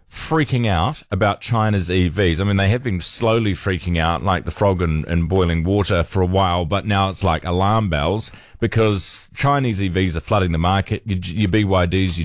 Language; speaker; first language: English; native; English